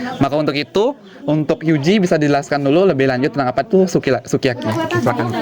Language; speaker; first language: Indonesian; native; Indonesian